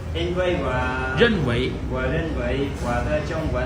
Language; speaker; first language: Chinese; non-native, learner; Khmer